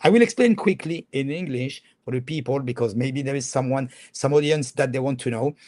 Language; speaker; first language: English; non-native, fluent; French